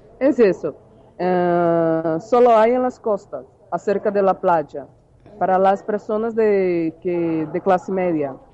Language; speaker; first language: Spanish; non-native, learner; Portuguese